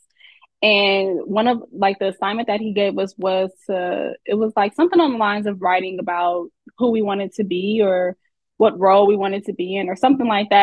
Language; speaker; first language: English; native; English